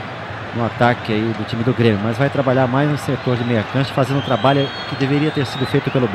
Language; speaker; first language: Portuguese; native; Portuguese